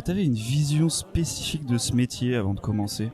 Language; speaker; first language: French; native; French